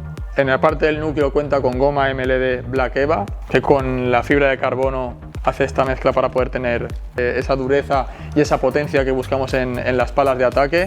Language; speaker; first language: Spanish; native; Spanish